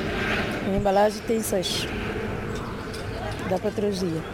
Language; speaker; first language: Portuguese; non-native, local second language; Kabuverdianu